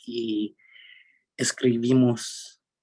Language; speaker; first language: Spanish; early bilingual, heritage; Spanish